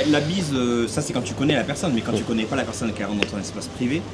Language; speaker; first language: French; native; French